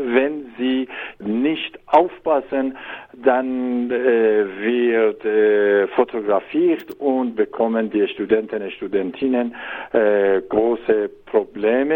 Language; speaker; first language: German; non-native, learner; Persian